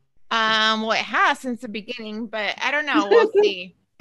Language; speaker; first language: English; early bilingual, other home language; Spanish